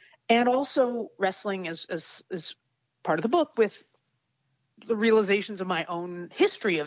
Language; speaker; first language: English; native; English